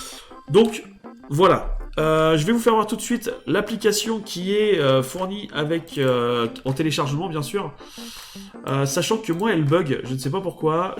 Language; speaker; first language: French; native; French